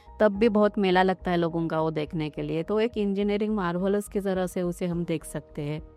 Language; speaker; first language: Hindi; non-native, local second language; Marathi